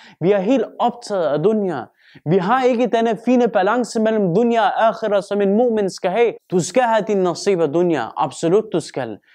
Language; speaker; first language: Danish; early bilingual, other home language; Turkish